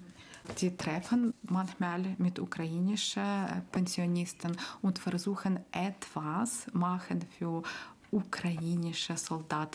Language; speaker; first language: German; non-native, learner; Ukrainian